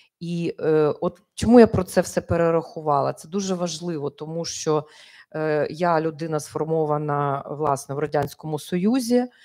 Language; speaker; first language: Ukrainian; native; Ukrainian